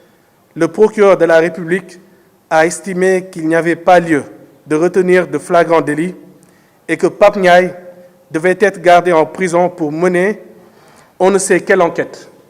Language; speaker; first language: French; non-native, local second language; Wolof